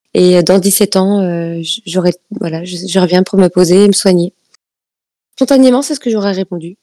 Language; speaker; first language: French; native; French